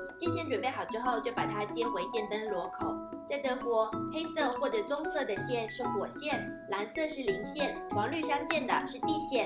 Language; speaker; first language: Chinese; native; Chinese